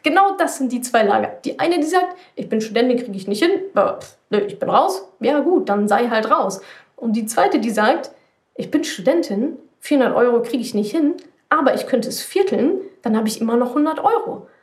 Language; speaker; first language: German; native; German